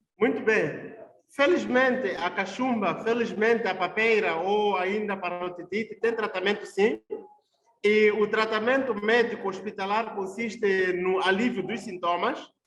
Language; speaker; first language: Portuguese; non-native, local second language; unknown